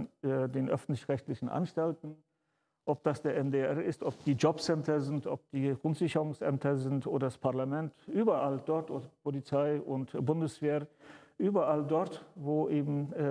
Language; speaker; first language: German; early bilingual, other home language; Turkish